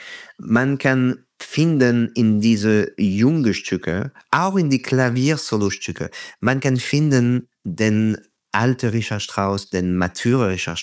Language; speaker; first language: German; non-native, fluent; French